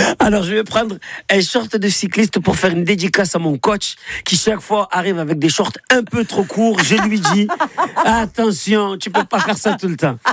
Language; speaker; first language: French; native; French